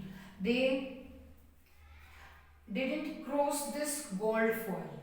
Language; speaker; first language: English; non-native, local second language; Hindi